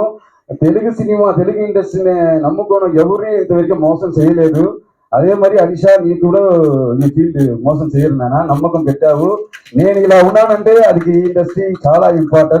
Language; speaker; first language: Telugu; non-native, fluent; Tamil